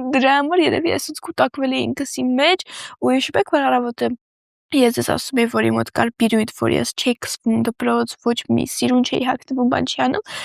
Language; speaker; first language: Armenian; early bilingual, heritage; Armenian